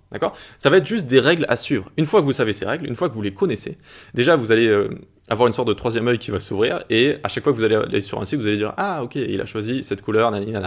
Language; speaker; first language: French; native; French